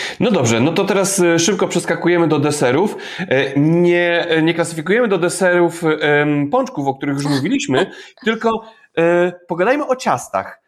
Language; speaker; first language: Polish; native; Polish